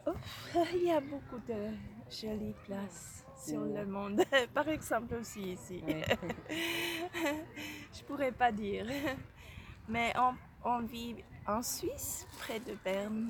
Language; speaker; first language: French; non-native, local second language; Swiss German